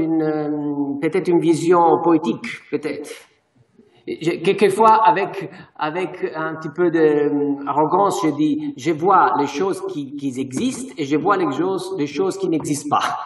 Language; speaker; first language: French; non-native, fluent; Italian